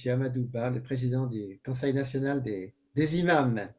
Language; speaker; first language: French; native; French